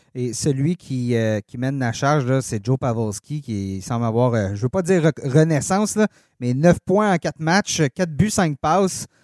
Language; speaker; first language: French; native; French